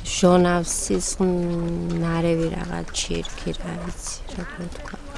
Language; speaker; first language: Georgian; non-native, local second language; Mingrelian